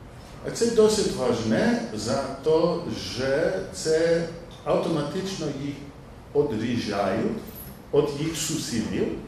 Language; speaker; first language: Polish; non-native, learner; English